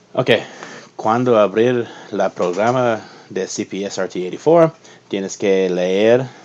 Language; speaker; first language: Spanish; non-native, learner; English